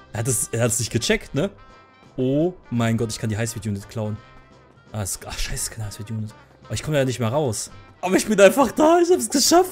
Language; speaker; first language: German; native; German